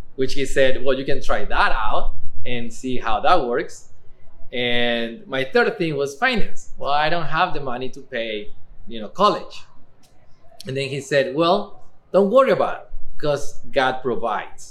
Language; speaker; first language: English; non-native, fluent; Spanish